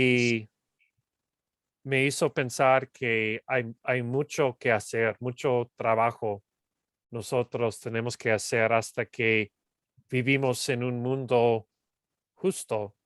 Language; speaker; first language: Spanish; non-native, fluent; English